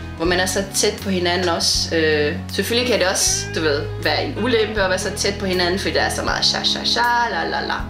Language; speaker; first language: Danish; non-native, local second language; French